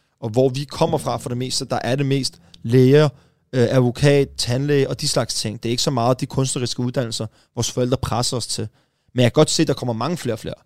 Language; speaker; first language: Danish; early bilingual, other home language; Persian